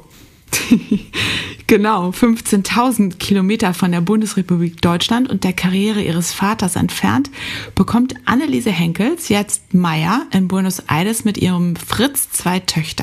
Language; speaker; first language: German; native; German